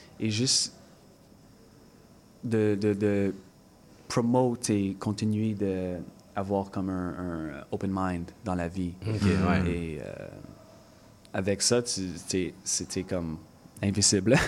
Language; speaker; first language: French; non-native, local second language; English